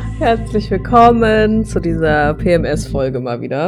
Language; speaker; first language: German; native; German